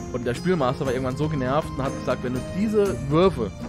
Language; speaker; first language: German; native; German